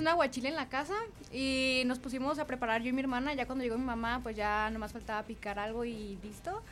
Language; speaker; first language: Spanish; native; Spanish